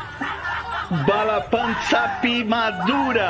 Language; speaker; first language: Indonesian; non-native, learner; Portuguese